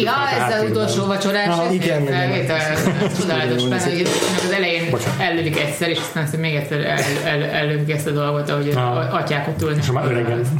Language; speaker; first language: Hungarian; native; Hungarian